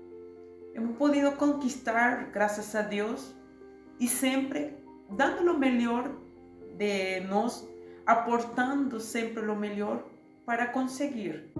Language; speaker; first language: Portuguese; non-native, learner; Spanish